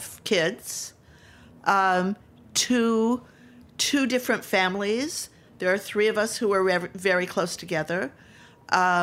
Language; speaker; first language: English; native; English